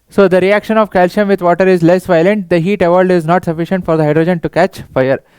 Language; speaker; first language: English; non-native, local second language; Kannada